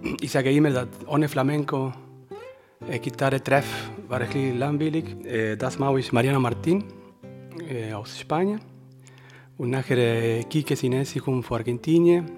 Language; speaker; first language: German; non-native, learner; Spanish